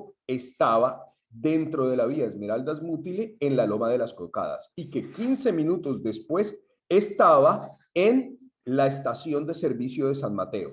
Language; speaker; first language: Spanish; native; Spanish